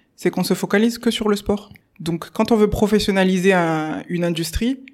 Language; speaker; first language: French; native; French